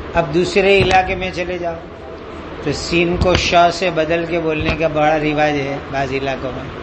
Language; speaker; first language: Urdu; non-native, local second language; Gujarati